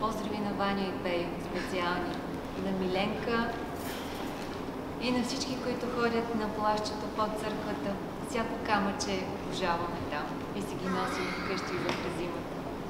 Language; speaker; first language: Bulgarian; native; Bulgarian